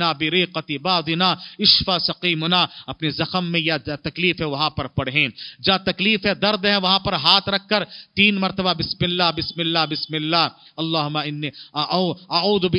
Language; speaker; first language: Urdu; native; Urdu